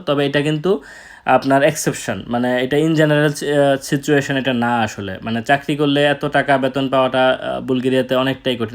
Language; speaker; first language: Bangla; native; Bangla